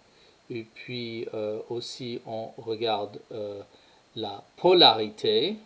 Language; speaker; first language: French; non-native, fluent; English